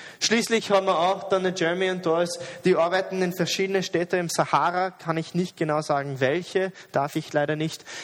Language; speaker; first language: German; non-native, fluent; English